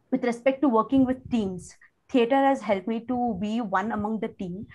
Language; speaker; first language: English; non-native, local second language; Kannada